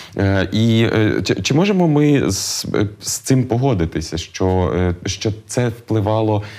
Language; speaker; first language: Ukrainian; native; Ukrainian